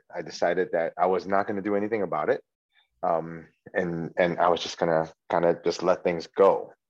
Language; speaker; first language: English; early bilingual, other home language; Chinese